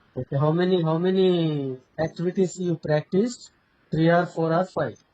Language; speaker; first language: English; non-native, local second language; Telugu